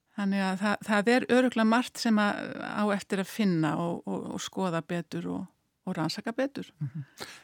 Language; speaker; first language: Icelandic; native; Icelandic